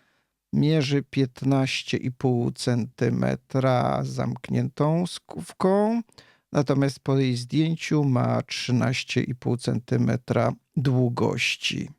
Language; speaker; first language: Polish; native; Polish